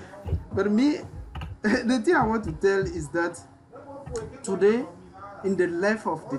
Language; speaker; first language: English; non-native, learner; French